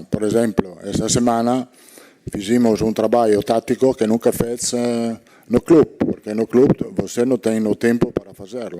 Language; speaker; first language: Portuguese; non-native, fluent; Italian